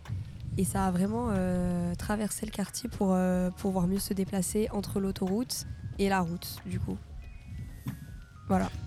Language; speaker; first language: French; native; French